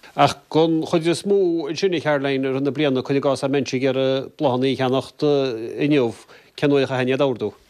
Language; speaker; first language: Irish; native; Irish